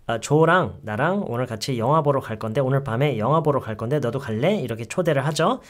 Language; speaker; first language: Korean; native; Korean